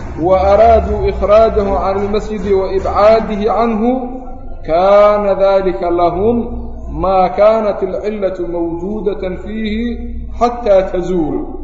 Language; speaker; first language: Arabic; non-native, local second language; Somali